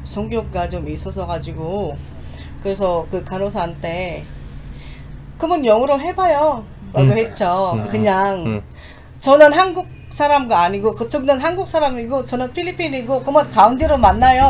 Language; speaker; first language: Korean; non-native, learner; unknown